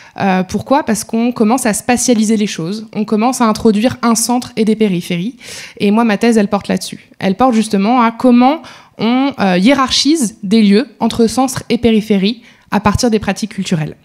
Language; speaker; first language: French; native; French